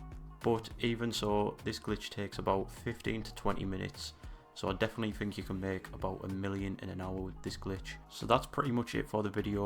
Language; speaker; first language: English; native; English